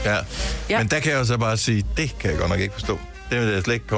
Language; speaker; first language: Danish; native; Danish